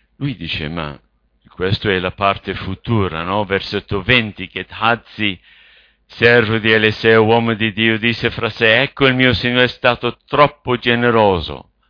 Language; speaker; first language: Italian; non-native, fluent; English